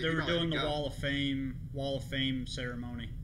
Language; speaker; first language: English; native; English